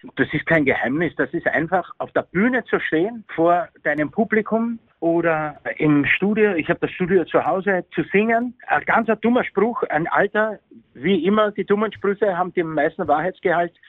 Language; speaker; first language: German; native; German